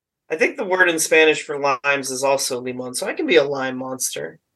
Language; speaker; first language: English; native; English